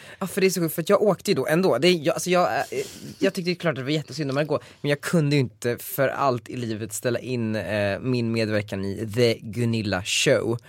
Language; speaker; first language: Swedish; native; Swedish